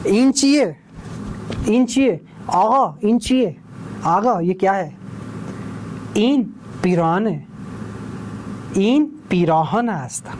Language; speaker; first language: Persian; non-native, fluent; Urdu